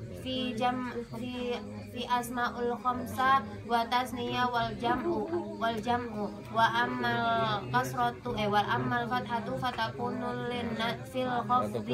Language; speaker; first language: Arabic; non-native, learner; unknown